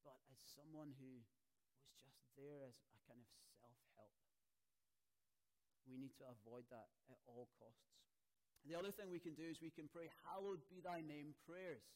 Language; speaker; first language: English; native; English